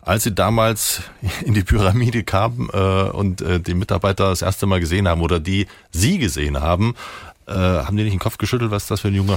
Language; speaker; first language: German; native; German